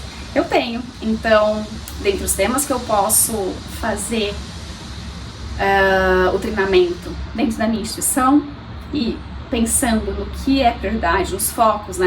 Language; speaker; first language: Portuguese; native; Portuguese